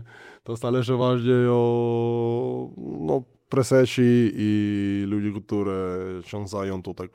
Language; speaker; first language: Polish; non-native, learner; Spanish